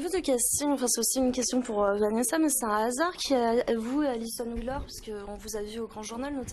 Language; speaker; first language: French; native; French